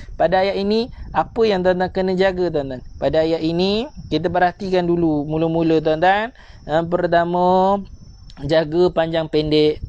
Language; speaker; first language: Malay; native; Malay